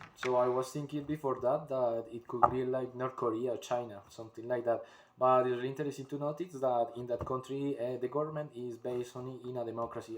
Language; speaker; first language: English; non-native, learner; Spanish